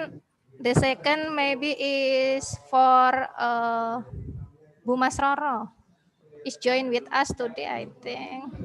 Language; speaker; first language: English; non-native, learner; Indonesian